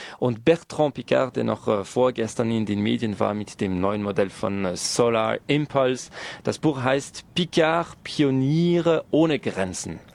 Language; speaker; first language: German; non-native, local second language; French